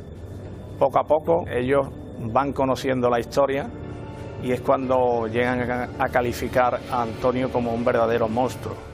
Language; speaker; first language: Spanish; native; Spanish